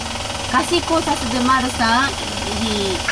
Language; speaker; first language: Spanish; non-native, learner; Japanese